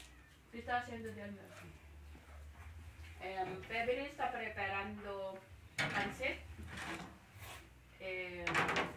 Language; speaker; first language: Spanish; non-native, learner; Filipino